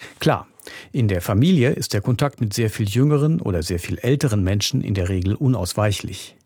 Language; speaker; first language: German; native; German